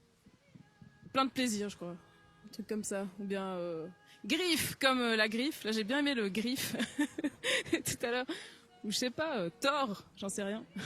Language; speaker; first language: French; native; French